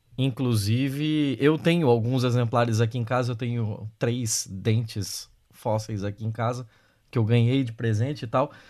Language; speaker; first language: Portuguese; native; Portuguese